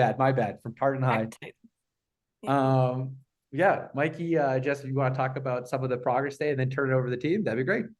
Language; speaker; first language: English; native; English